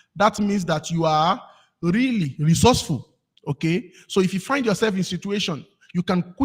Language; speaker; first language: English; non-native, local second language; Yoruba